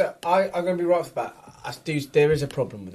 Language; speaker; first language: English; native; English